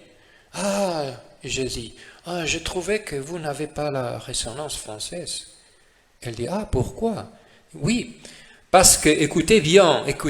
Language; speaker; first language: French; non-native, fluent; Spanish